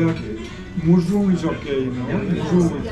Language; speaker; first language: English; non-native, fluent; Spanish